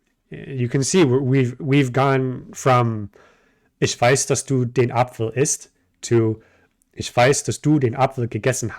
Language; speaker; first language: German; non-native, fluent; English